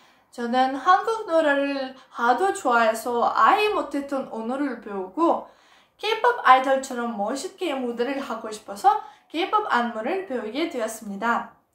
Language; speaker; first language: Korean; non-native, fluent; Russian